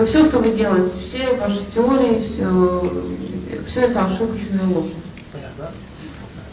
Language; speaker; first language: Russian; native; Russian